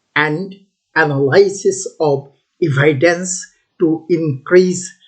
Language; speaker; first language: English; non-native, local second language; Bangla